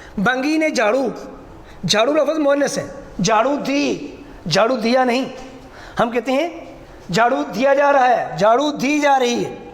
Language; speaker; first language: Urdu; non-native, local second language; Punjabi